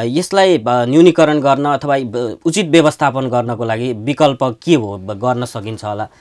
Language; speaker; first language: Nepali; native; Nepali